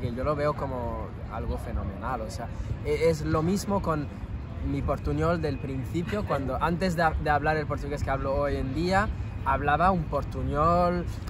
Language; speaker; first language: Spanish; non-native, fluent; French